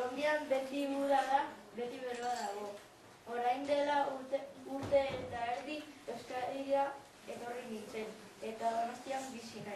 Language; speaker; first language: Basque; non-native, learner; Spanish